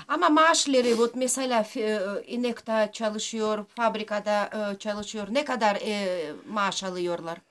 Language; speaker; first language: Turkish; non-native, learner; Russian